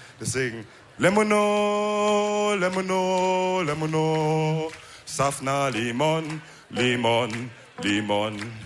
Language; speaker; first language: German; early bilingual, other home language; Wolof